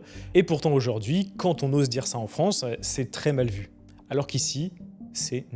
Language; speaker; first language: French; native; French